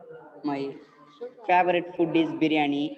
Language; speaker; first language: English; non-native, learner; Telugu